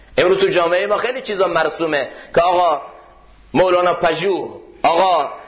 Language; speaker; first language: Persian; native; Persian